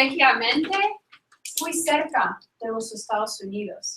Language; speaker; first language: Spanish; non-native, fluent; English